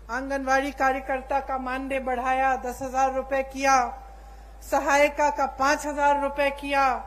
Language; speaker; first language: Hindi; native; Hindi